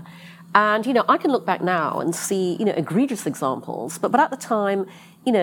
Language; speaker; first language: English; native; English